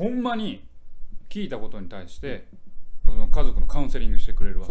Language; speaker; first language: Japanese; native; Japanese